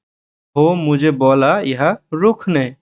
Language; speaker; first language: Hindi; non-native, learner; Bangla